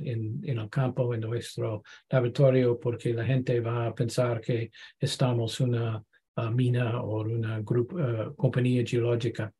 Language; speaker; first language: Spanish; non-native, learner; English